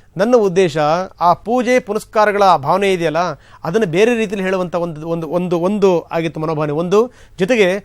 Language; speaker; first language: Kannada; native; Kannada